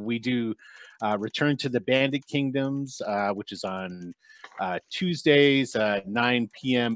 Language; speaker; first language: English; native; English